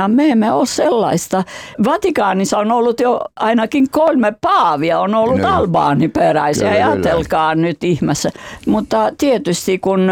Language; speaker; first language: Finnish; non-native, fluent; Albanian